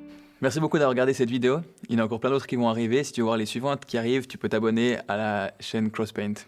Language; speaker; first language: French; native; French